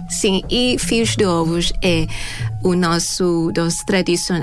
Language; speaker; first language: Portuguese; non-native, fluent; Thai